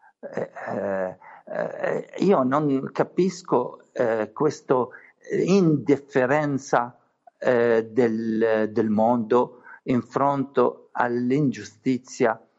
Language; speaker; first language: Italian; non-native, fluent; Arabic